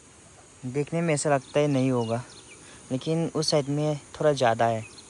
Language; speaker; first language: Hindi; non-native, local second language; Garo